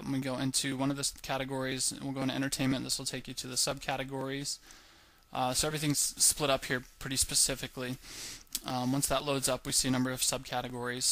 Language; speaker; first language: English; native; English